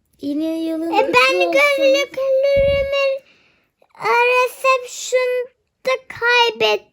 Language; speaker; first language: Turkish; early bilingual, heritage; Turkish